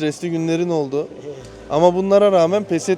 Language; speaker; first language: Turkish; native; Turkish